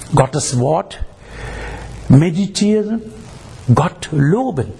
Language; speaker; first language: German; non-native, fluent; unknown